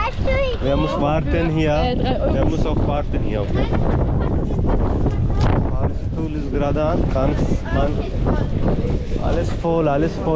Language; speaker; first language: German; non-native, learner; Hindi